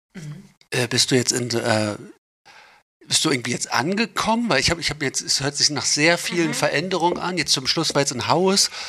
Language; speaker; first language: German; native; German